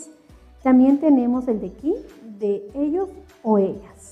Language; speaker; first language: Spanish; non-native, local second language; Kʼicheʼ